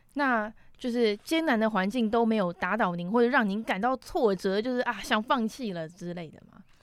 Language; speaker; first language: Chinese; native; Chinese